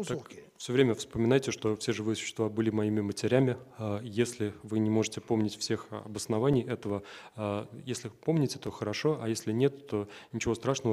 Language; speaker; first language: Russian; native; Russian